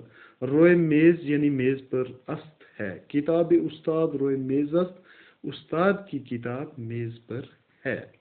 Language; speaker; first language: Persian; non-native, fluent; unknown